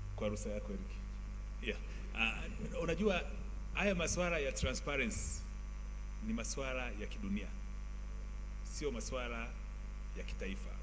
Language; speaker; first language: Swahili; native; Swahili